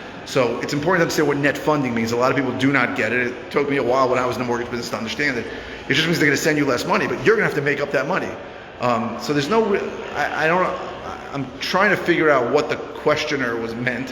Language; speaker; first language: English; native; English